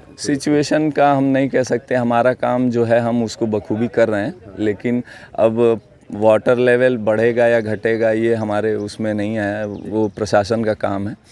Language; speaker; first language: Hindi; native; Hindi